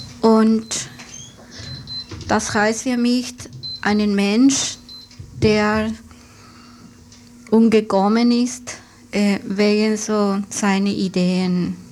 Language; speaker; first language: German; non-native, fluent; Spanish